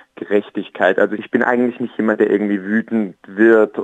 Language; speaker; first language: German; native; German